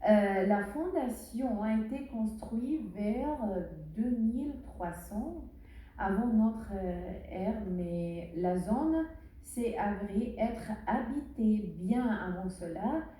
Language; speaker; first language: French; non-native, learner; Arabic